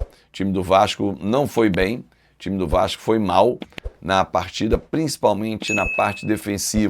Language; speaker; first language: Portuguese; native; Portuguese